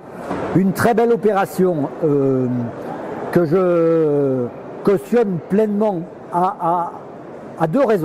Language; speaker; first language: French; native; French